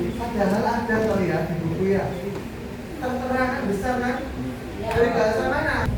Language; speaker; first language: Indonesian; non-native, local second language; Javanese